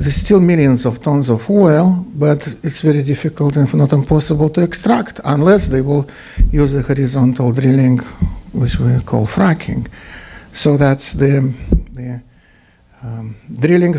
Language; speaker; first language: English; non-native, fluent; Russian